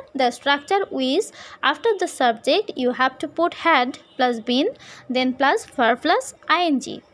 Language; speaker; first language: English; non-native, local second language; Bangla